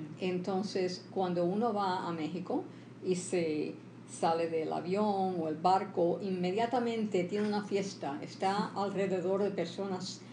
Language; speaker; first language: Spanish; early bilingual, heritage; Spanish